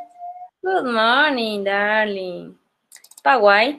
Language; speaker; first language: English; non-native, local second language; Spanish